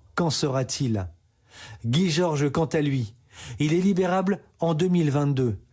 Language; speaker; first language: French; native; French